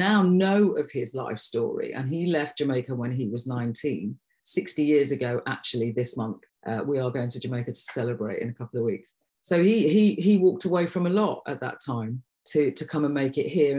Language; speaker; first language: English; native; English